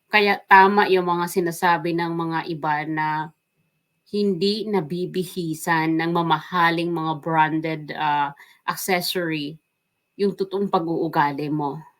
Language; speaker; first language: Filipino; non-native, local second language; Waray